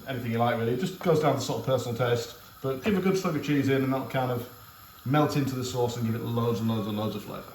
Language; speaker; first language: English; native; English